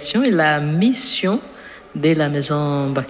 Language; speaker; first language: French; non-native, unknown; Portuguese